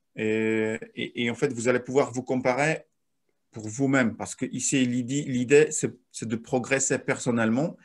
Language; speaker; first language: French; non-native, fluent; Polish